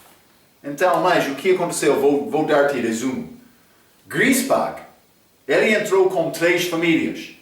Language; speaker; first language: Portuguese; non-native, fluent; English